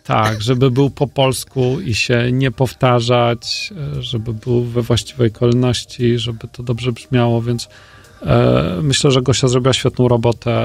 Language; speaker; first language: Polish; native; Polish